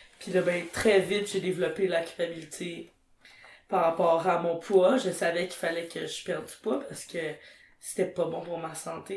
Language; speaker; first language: French; native; French